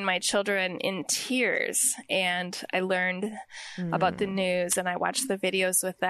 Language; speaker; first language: English; native; English